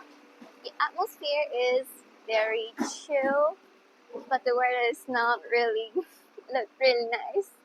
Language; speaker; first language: English; non-native, learner; Vietnamese